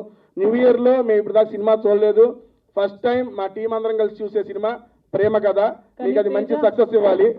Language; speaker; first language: Telugu; native; Telugu